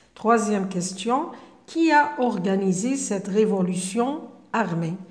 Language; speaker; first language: French; non-native, local second language; Arabic